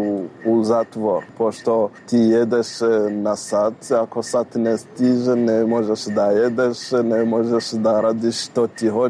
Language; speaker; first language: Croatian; non-native, learner; Rundi